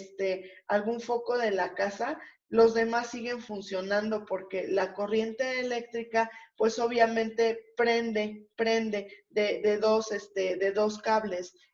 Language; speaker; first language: Spanish; native; Spanish